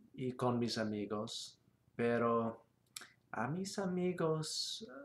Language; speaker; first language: Spanish; non-native, learner; English